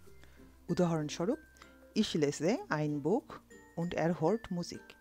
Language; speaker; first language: German; non-native, fluent; Bangla